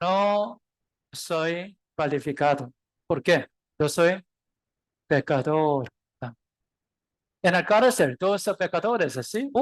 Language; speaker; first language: Spanish; non-native, learner; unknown